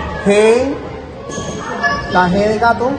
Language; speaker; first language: Spanish; native; Spanish